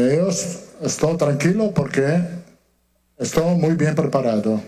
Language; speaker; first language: Portuguese; non-native, learner; Italian